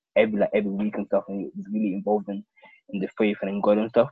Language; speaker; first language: English; native; English